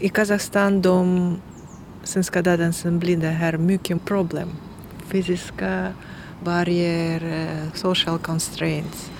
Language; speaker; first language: Swedish; non-native, learner; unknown